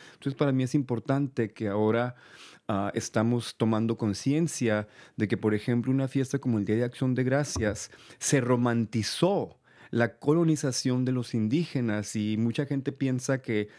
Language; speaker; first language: Spanish; native; Spanish